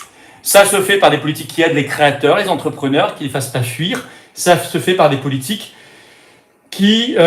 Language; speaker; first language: French; native; French